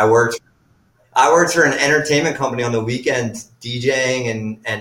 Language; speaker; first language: English; native; English